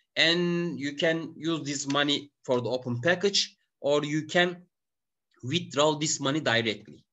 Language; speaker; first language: English; non-native, learner; Turkish